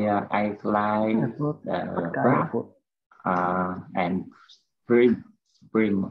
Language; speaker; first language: English; non-native, learner; Vietnamese